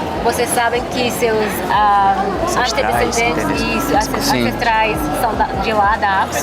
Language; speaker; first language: Portuguese; non-native, fluent; English